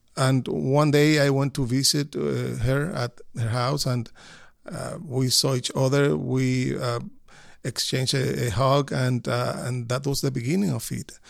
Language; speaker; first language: English; non-native, fluent; Spanish